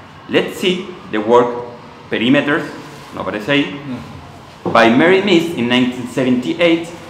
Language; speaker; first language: English; non-native, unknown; Spanish